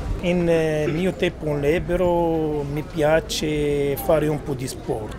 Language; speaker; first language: Italian; non-native, learner; Arabic